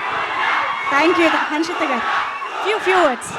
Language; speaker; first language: Telugu; native; Telugu